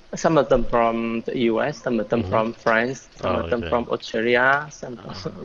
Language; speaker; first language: English; non-native, learner; Vietnamese